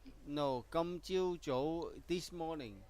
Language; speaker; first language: English; non-native, local second language; Cantonese